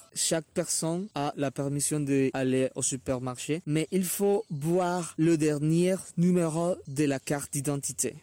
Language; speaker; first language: French; non-native, learner; Spanish